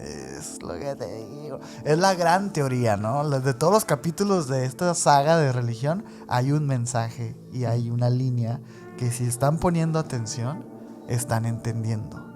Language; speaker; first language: Spanish; native; Spanish